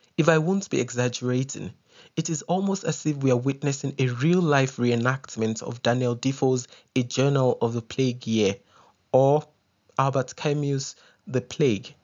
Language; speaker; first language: English; non-native, local second language; Yoruba